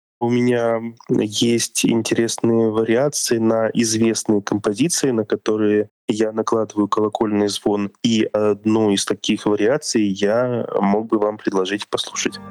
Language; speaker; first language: Russian; native; Russian